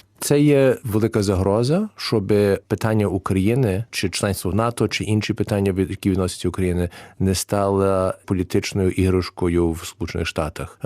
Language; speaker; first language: Ukrainian; early bilingual, heritage; Ukrainian